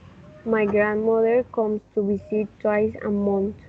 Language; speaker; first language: English; non-native, learner; Spanish